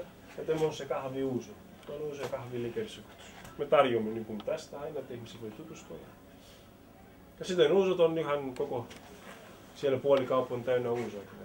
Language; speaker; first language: Finnish; early bilingual, heritage; Finnish